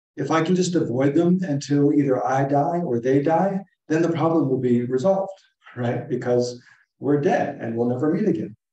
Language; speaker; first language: English; native; English